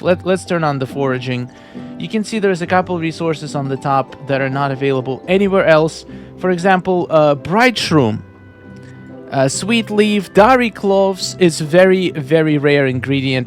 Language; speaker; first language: English; non-native, fluent; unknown